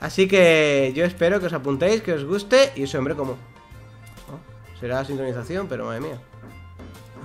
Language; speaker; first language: Spanish; native; Spanish